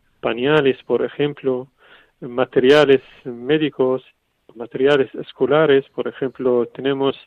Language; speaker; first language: Spanish; non-native, fluent; Arabic